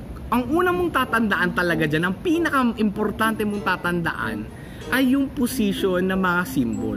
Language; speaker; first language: Filipino; native; Filipino